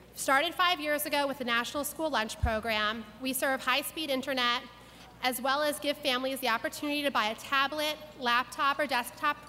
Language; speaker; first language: English; native; English